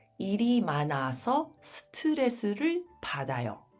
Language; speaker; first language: Korean; early bilingual, heritage; Japanese